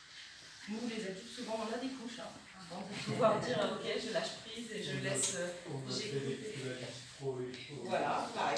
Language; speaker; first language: French; native; French